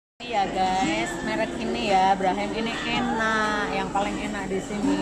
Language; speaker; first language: Indonesian; non-native, local second language; Javanese